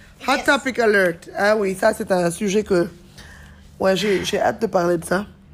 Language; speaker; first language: French; non-native, local second language; Wolof